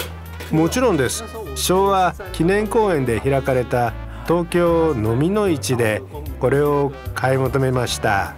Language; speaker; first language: Japanese; non-native, fluent; Chinese